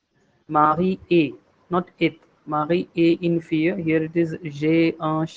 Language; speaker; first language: French; non-native, fluent; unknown